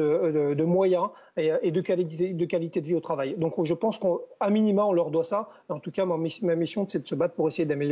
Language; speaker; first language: French; native; French